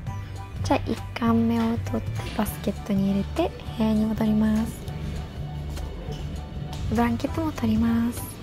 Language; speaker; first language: Japanese; non-native, fluent; English